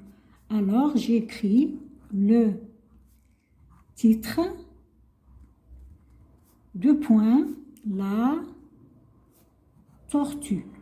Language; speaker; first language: French; non-native, local second language; Arabic